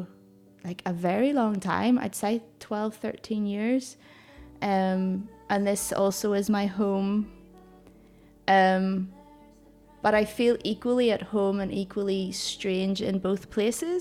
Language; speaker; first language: English; native; English